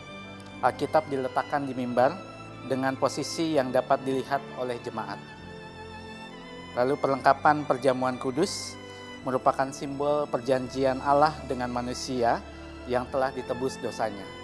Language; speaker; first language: Indonesian; native; Indonesian